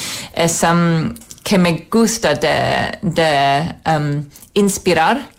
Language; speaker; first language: Spanish; non-native, fluent; English